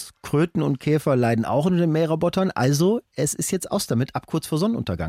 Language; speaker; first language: German; native; German